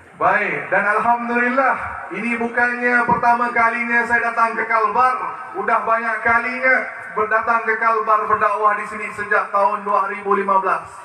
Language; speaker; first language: Malay; early bilingual, other home language; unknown